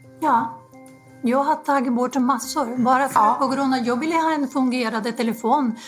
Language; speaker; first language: Swedish; non-native, fluent; Spanish